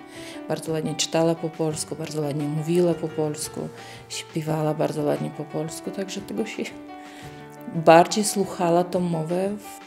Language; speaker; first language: Polish; early bilingual, heritage; Polish